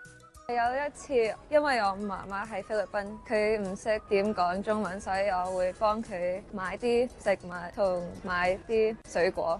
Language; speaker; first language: Cantonese; non-native, local second language; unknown